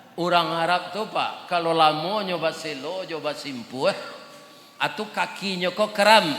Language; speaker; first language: Malay; non-native, local second language; Minangkabau